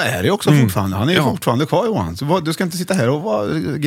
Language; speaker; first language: Swedish; native; Swedish